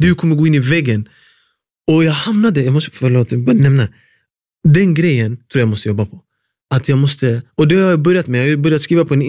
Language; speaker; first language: Swedish; early bilingual, other home language; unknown